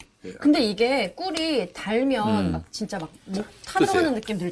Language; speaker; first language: Korean; native; Korean